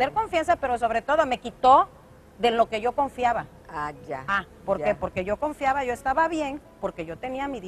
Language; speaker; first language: Spanish; native; Spanish